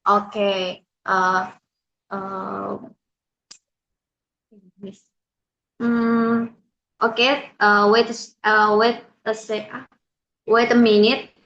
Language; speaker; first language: English; non-native, learner; Indonesian